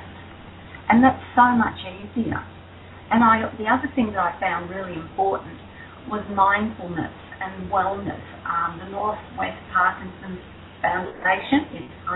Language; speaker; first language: English; native; English